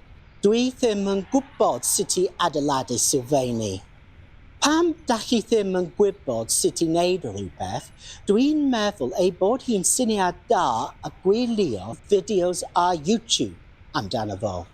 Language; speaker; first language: Welsh; non-native, learner; English